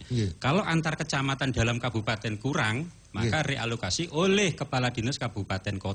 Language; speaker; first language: Indonesian; non-native, local second language; Javanese